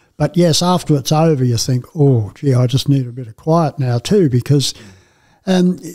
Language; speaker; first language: English; native; English